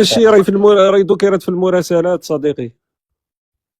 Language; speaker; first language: Arabic; native; Arabic